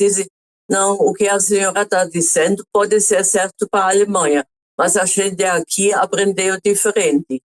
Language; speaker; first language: Portuguese; non-native, fluent; German